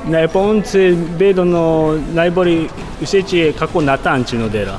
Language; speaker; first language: Slovenian; non-native, learner; Japanese